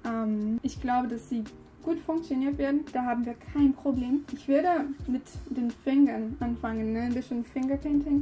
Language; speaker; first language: German; non-native, learner; English